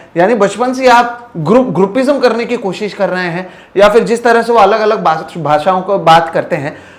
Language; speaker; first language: Hindi; native; Hindi